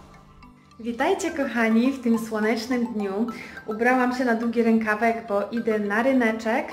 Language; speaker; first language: Polish; early bilingual, heritage; Polish